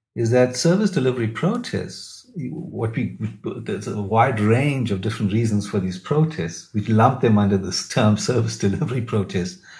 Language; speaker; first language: English; native; English